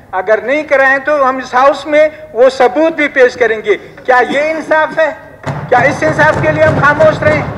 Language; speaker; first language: Urdu; non-native, local second language; Pashto